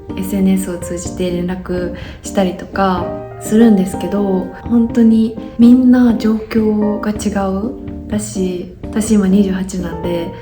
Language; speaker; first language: Japanese; native; Japanese